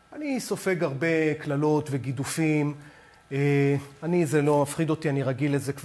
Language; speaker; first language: Hebrew; native; Hebrew